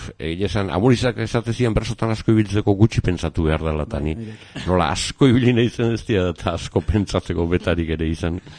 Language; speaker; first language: Basque; native; Basque